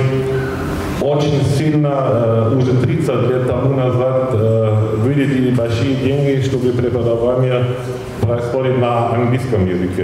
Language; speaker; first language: Russian; non-native, fluent; German